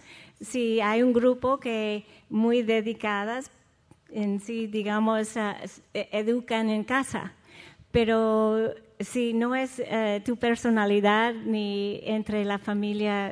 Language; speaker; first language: Spanish; non-native, fluent; English